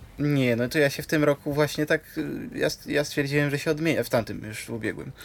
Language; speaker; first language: Polish; native; Polish